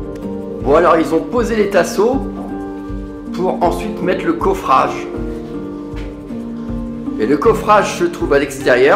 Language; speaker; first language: French; native; French